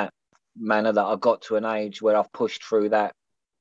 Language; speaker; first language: English; native; English